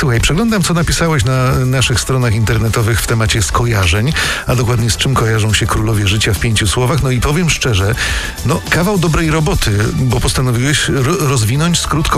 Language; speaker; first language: Polish; native; Polish